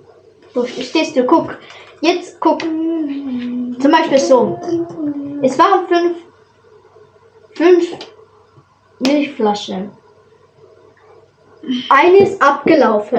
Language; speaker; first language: German; native; German